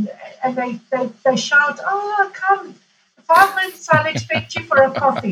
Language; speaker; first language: English; native; English